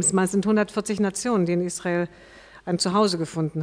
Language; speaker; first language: German; native; German